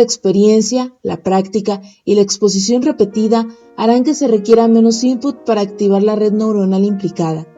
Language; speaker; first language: Spanish; native; Spanish